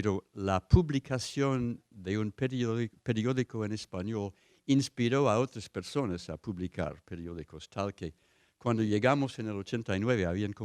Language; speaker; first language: Spanish; non-native, fluent; English